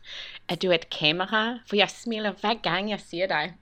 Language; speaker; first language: Danish; non-native, learner; English